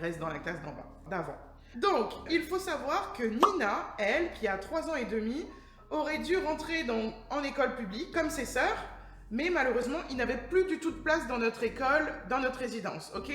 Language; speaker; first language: French; native; French